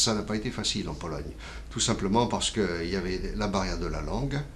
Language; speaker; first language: French; native; French